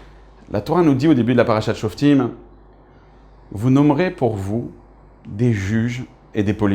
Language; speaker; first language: French; native; French